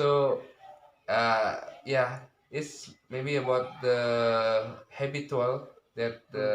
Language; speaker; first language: English; non-native, learner; Indonesian